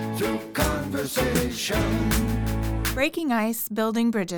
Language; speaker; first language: English; native; English